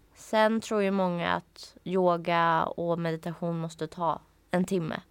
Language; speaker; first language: Swedish; native; Swedish